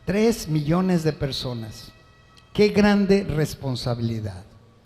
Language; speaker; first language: Spanish; native; Spanish